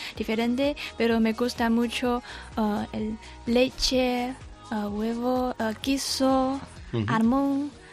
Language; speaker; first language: Spanish; non-native, learner; Chinese